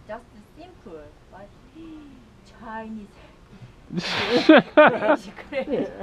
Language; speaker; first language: English; non-native, learner; Korean